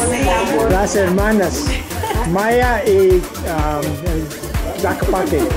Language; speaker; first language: Spanish; non-native, learner; English